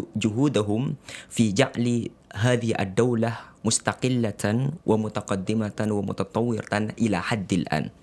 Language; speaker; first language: Arabic; non-native, fluent; Indonesian